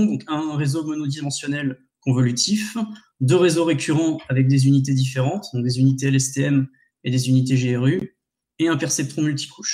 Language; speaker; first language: French; native; French